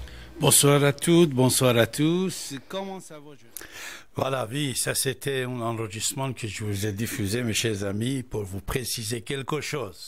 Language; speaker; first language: French; non-native, fluent; Persian